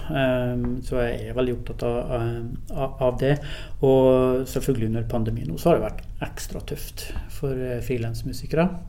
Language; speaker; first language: Norwegian; early bilingual, other home language; English